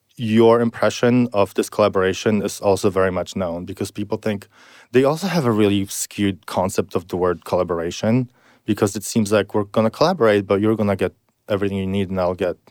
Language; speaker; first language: English; non-native, fluent; Polish